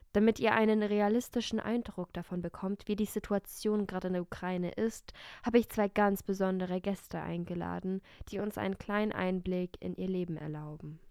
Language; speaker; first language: German; early bilingual, other home language; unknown